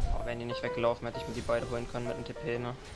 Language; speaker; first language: German; native; German